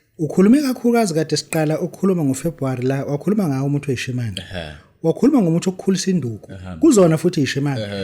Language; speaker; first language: Zulu; native; Zulu